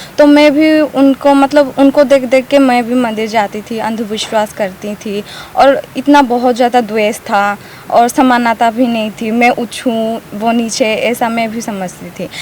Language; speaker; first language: Hindi; non-native, local second language; Odia